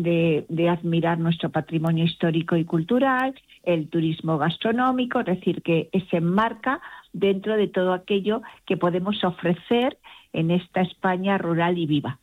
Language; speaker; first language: Spanish; native; Spanish